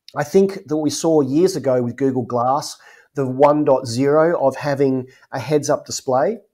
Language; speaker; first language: English; native; English